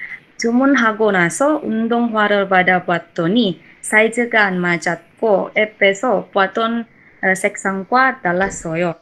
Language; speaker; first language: Korean; non-native, learner; Indonesian